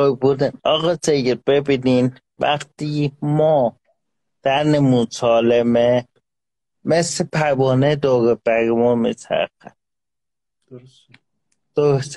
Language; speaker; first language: Persian; non-native, local second language; Azerbaijani